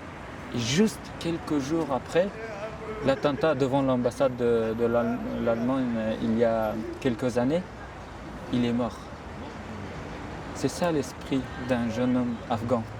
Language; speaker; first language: French; non-native, fluent; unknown